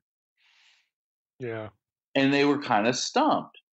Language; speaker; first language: English; native; English